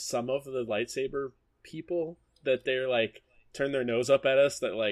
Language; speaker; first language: English; native; English